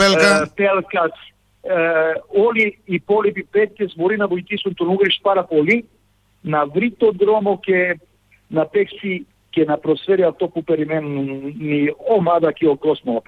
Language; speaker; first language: Greek; non-native, fluent; Serbian